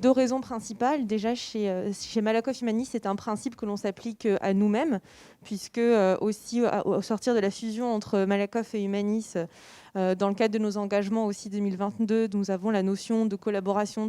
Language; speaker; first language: French; native; French